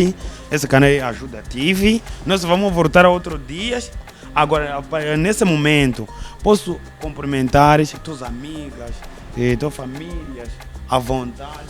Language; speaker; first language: Portuguese; non-native, learner; Kinyarwanda